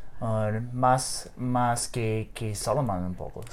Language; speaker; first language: Spanish; non-native, learner; English